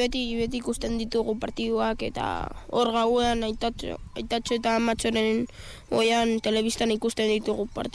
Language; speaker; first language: Basque; non-native, local second language; Spanish